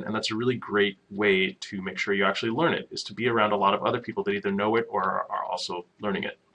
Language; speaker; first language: English; native; English